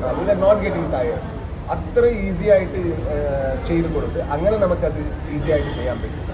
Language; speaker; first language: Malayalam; non-native, local second language; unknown